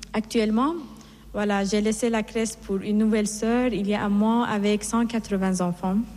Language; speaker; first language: French; non-native, fluent; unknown